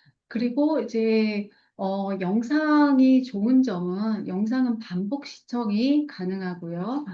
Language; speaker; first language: Korean; native; Korean